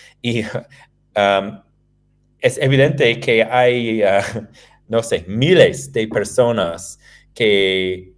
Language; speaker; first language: Spanish; non-native, fluent; English